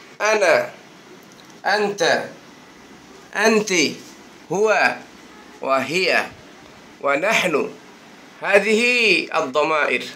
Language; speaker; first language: Arabic; non-native, fluent; Bangla